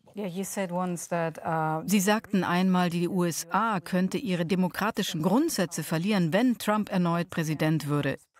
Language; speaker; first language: German; native; German